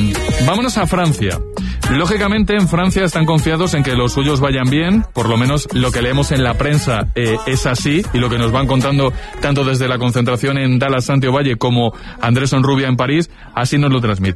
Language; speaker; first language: Spanish; native; Spanish